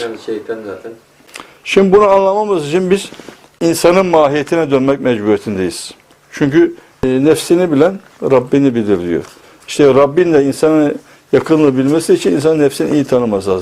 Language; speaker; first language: Turkish; native; Turkish